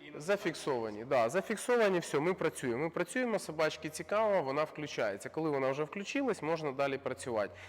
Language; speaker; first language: Ukrainian; non-native, local second language; Russian